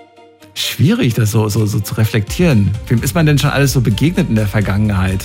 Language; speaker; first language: German; native; German